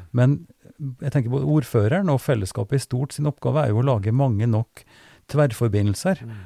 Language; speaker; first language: Norwegian; native; Norwegian